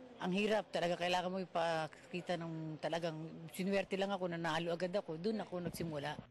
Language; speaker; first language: Filipino; native; Filipino